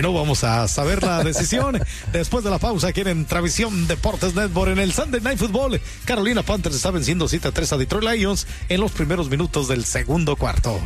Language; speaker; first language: Spanish; native; Spanish